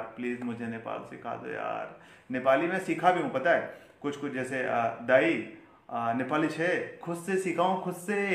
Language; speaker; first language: Hindi; native; Hindi